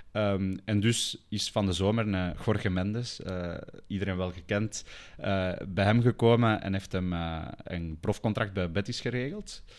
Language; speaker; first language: Dutch; early bilingual, other home language; Spanish